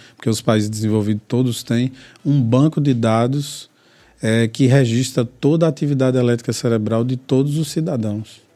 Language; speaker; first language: Portuguese; native; Portuguese